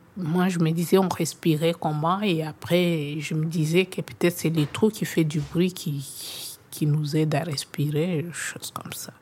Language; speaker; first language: French; non-native, local second language; Swahili